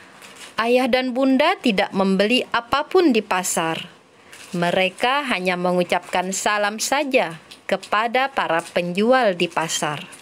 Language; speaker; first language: Indonesian; native; Indonesian